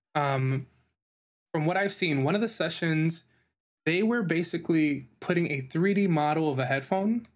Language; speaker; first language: English; native; English